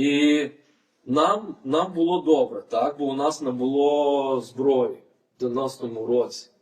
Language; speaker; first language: Ukrainian; non-native, fluent; Lithuanian